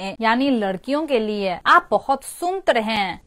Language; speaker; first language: Hindi; non-native, fluent; Chinese